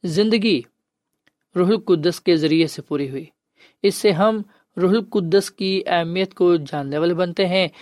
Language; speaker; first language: Urdu; non-native, local second language; Punjabi